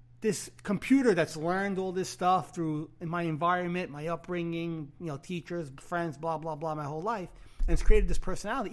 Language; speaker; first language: English; native; English